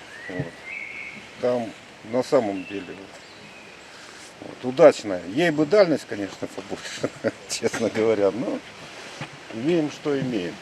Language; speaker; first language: Russian; native; Russian